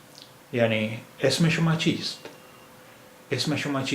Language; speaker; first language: Persian; non-native, fluent; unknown